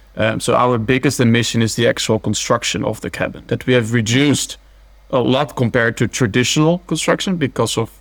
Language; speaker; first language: English; early bilingual, other home language; Dutch